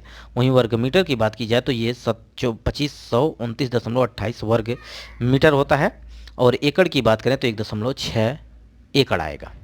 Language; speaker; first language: Hindi; native; Hindi